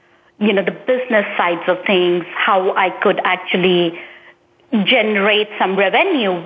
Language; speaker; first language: English; non-native, local second language; Hindi